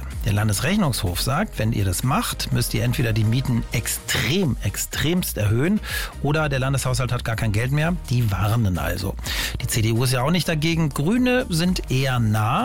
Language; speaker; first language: German; native; German